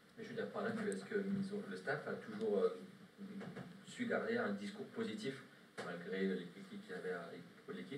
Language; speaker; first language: French; native; French